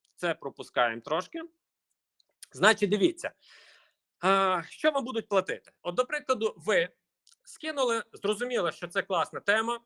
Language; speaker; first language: Ukrainian; native; Ukrainian